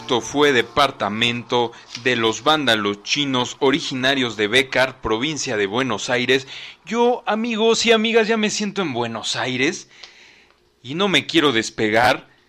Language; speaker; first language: Spanish; native; Spanish